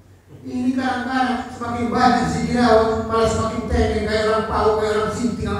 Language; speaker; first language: Indonesian; native; Indonesian